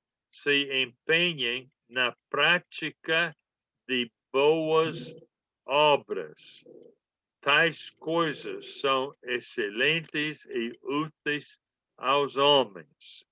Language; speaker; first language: Portuguese; non-native, fluent; English